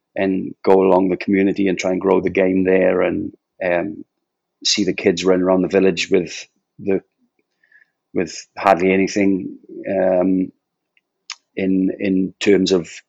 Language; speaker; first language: English; native; English